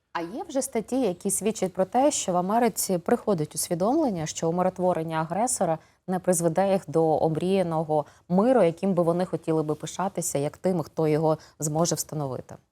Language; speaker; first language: Ukrainian; native; Ukrainian